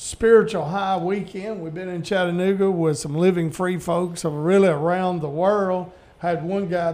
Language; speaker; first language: English; native; English